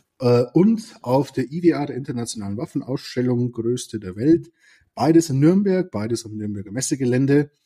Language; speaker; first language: German; native; German